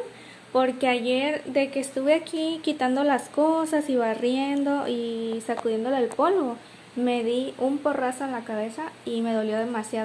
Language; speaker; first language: Spanish; native; Spanish